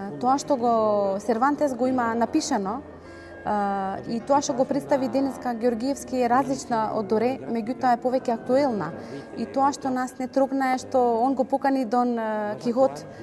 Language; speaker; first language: Macedonian; non-native, fluent; Spanish